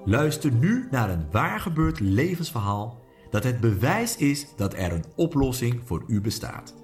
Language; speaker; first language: Dutch; native; Dutch